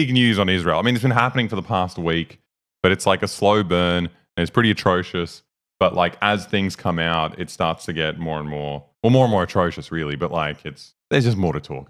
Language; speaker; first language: English; native; English